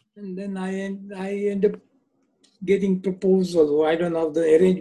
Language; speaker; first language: English; non-native, local second language; Gujarati